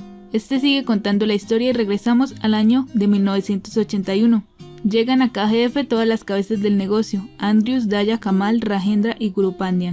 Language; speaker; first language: Spanish; native; Spanish